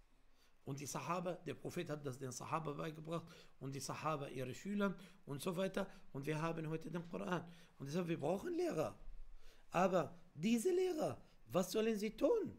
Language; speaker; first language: German; non-native, fluent; Arabic